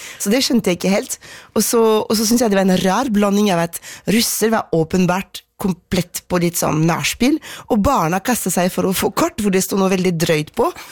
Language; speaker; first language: Norwegian; non-native, fluent; French